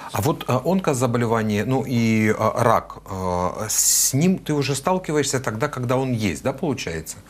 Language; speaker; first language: Russian; native; Russian